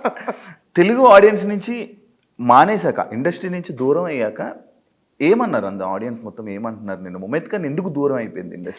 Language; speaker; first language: Telugu; native; Telugu